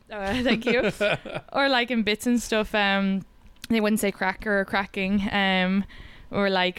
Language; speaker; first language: English; native; English